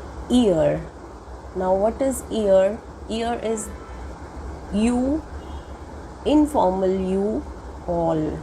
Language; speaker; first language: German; non-native, fluent; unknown